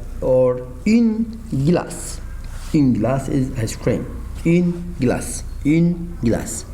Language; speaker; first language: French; non-native, fluent; Arabic